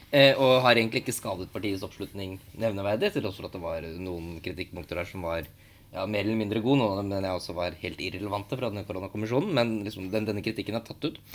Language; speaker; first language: Norwegian; native; Norwegian